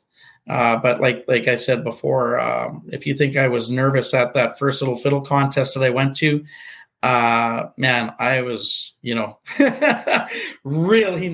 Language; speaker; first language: English; native; English